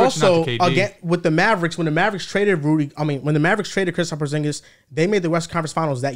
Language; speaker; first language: English; native; English